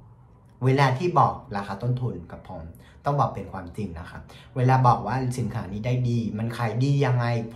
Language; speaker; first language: Thai; non-native, fluent; Vietnamese